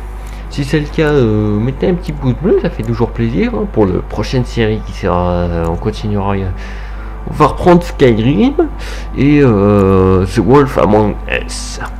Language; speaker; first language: French; native; French